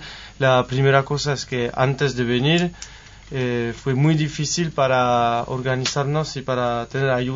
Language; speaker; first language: Spanish; non-native, fluent; French